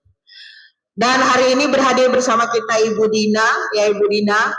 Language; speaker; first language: Indonesian; native; Indonesian